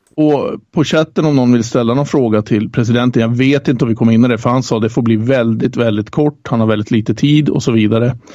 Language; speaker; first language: Swedish; native; Swedish